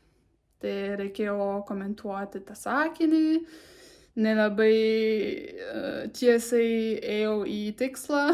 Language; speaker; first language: Lithuanian; non-native, learner; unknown